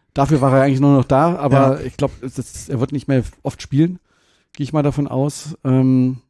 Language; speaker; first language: German; native; German